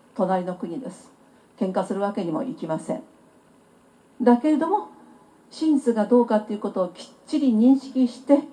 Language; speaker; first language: Japanese; non-native, fluent; Chinese